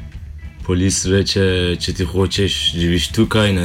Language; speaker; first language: Slovenian; non-native, learner; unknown